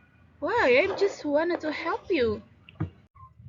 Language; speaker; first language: English; non-native, learner; Indonesian